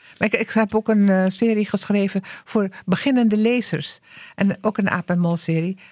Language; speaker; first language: Dutch; early bilingual, heritage; Dutch